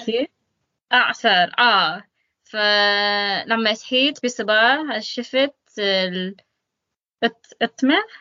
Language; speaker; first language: Arabic; non-native, learner; English